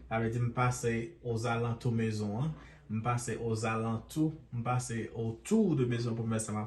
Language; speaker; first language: French; non-native, local second language; Haitian Creole